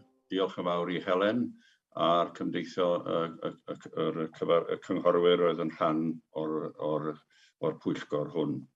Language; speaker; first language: Welsh; native; Welsh